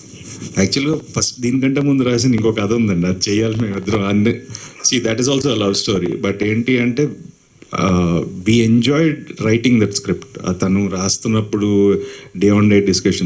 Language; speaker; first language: Telugu; native; Telugu